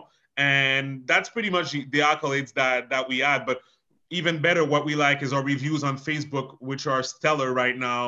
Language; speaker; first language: English; non-native, fluent; French